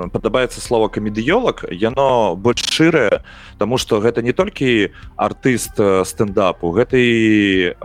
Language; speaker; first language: Belarusian; non-native, local second language; Russian